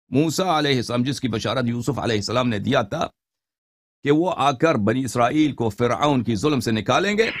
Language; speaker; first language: Urdu; non-native, fluent; Persian